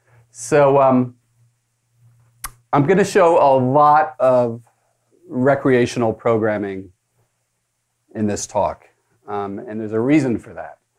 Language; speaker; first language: English; native; English